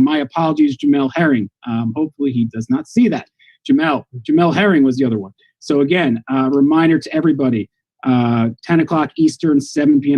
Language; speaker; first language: English; native; English